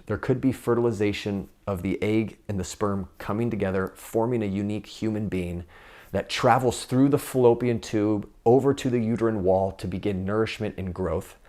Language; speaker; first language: English; native; English